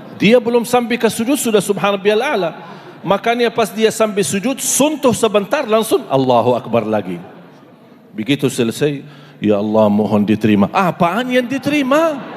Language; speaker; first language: Malay; non-native, fluent; Arabic